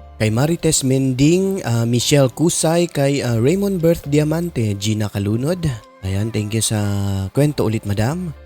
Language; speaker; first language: Filipino; non-native, local second language; Cebuano